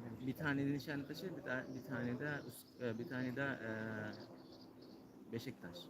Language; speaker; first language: Turkish; non-native, learner; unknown